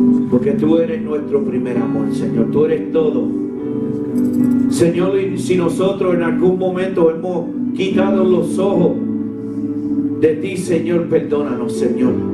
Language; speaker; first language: Spanish; early bilingual, heritage; Spanish